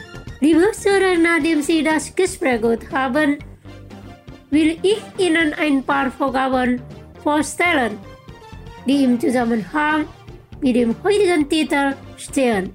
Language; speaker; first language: German; non-native, fluent; Indonesian